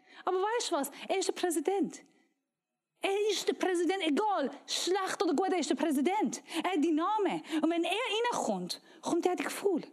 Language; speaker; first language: German; non-native, learner; Persian